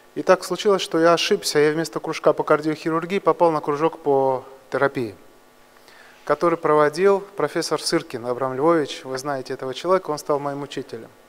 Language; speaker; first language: Russian; non-native, local second language; Georgian